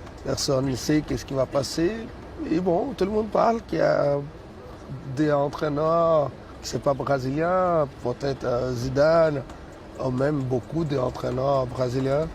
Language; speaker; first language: French; non-native, fluent; Portuguese